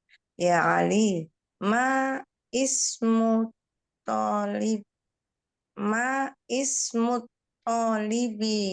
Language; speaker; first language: Arabic; non-native, learner; Indonesian